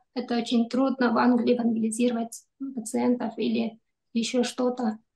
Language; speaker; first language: Russian; non-native, local second language; Kyrgyz